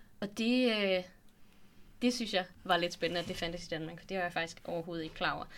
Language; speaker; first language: Danish; native; Danish